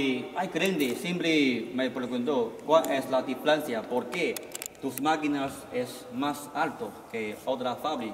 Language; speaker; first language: Spanish; non-native, learner; Chinese